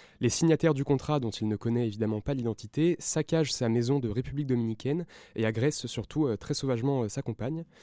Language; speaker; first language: French; native; French